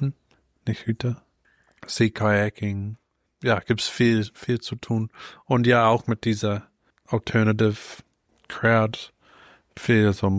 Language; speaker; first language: German; non-native, fluent; English